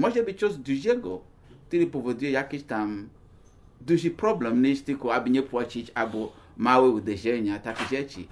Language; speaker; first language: Polish; non-native, learner; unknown